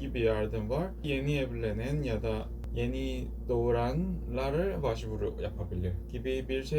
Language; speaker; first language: Turkish; non-native, learner; Korean